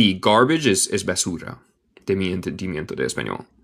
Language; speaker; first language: Spanish; non-native, learner; English